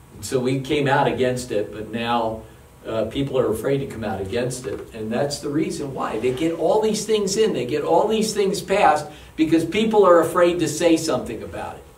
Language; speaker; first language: English; native; English